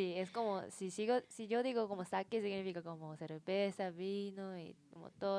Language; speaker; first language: Spanish; non-native, learner; Japanese